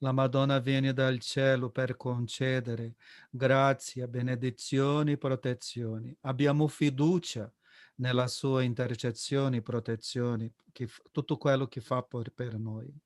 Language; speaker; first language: Italian; non-native, fluent; Portuguese